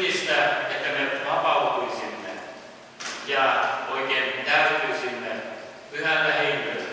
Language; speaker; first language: Finnish; early bilingual, heritage; Finnish